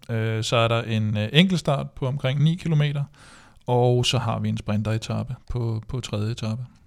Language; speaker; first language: Danish; native; Danish